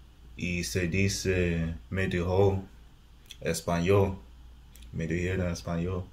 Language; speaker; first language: Spanish; non-native, learner; English